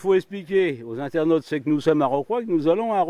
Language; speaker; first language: French; native; French